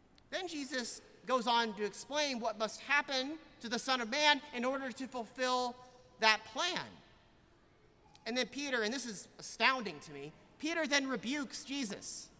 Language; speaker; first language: English; native; English